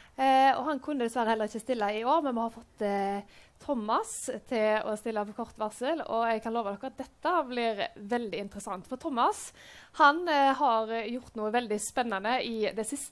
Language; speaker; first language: Norwegian; native; Norwegian